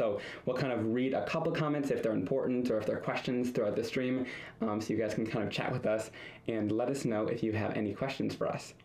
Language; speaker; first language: English; native; English